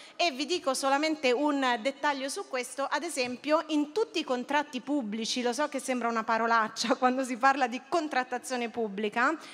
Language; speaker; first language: Italian; native; Italian